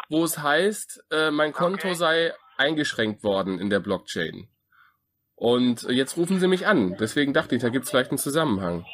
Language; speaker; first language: German; native; German